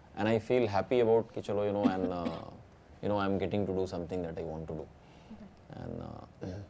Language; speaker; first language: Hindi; native; Hindi